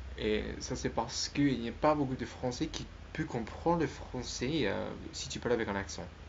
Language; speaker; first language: French; non-native, learner; Spanish